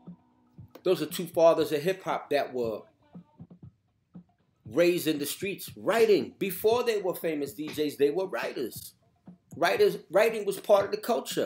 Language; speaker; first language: English; native; English